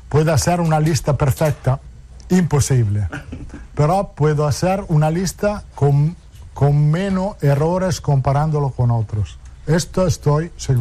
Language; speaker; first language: Spanish; non-native, fluent; Italian